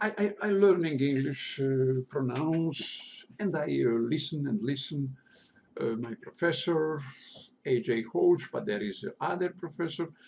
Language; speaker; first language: English; non-native, learner; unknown